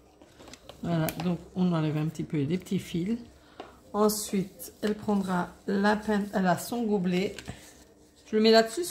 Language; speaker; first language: French; native; French